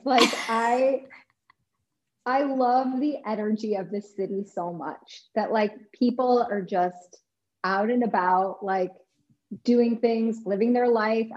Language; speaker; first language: English; native; English